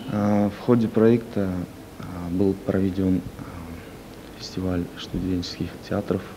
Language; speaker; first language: Russian; non-native, local second language; Kyrgyz